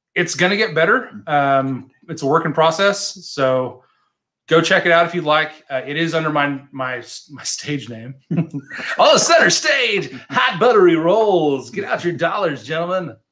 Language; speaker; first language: English; native; English